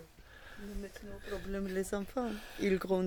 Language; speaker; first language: French; non-native, learner; Georgian